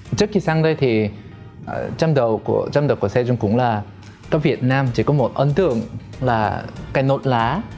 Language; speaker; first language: Vietnamese; non-native, fluent; Korean